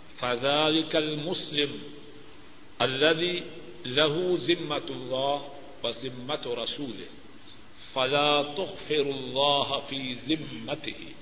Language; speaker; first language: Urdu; non-native, local second language; Punjabi